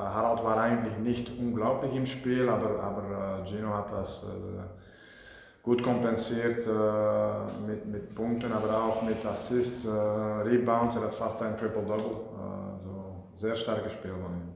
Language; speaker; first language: German; non-native, fluent; Dutch